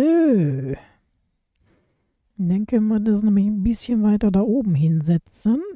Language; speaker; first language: German; native; German